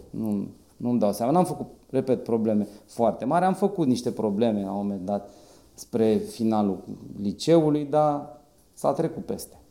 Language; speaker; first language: Romanian; native; Romanian